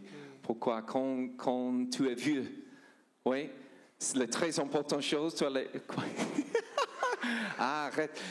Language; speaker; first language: French; non-native, learner; English